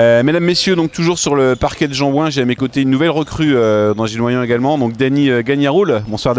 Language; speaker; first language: French; native; French